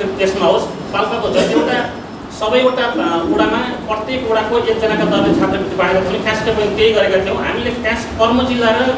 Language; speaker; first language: Nepali; native; Nepali